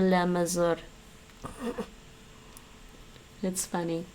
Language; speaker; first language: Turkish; non-native, learner; English